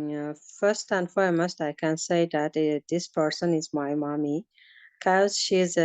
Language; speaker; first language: English; non-native, learner; Azerbaijani